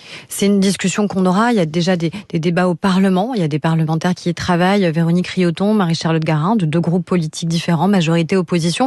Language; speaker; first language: French; native; French